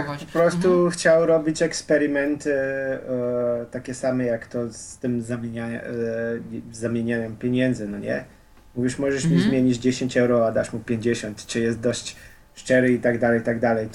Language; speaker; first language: Polish; non-native, fluent; Slovenian